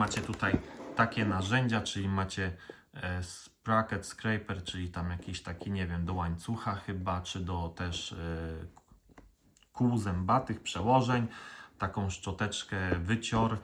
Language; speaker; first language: Polish; native; Polish